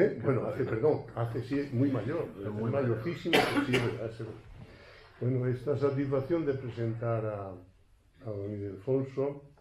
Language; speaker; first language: Spanish; native; Spanish